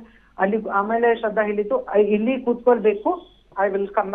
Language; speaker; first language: Kannada; non-native, learner; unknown